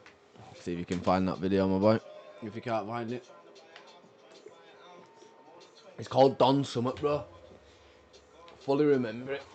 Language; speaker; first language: English; native; English